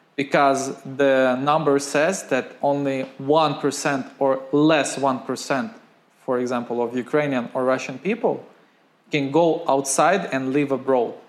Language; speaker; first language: English; non-native, fluent; Ukrainian